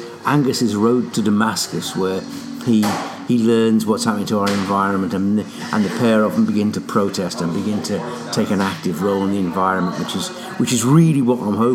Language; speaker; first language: English; native; English